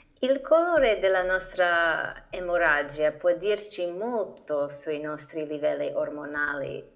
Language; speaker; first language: Italian; non-native, fluent; English